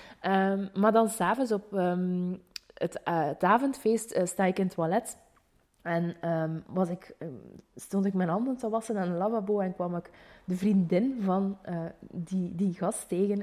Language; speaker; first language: Dutch; native; Dutch